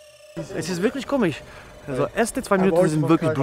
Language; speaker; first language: German; non-native, fluent; Czech